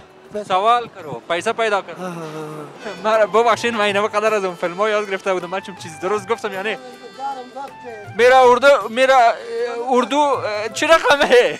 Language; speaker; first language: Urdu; non-native, learner; Persian